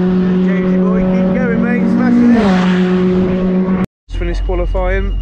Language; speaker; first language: English; native; English